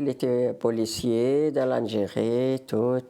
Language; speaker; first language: French; non-native, learner; Riffian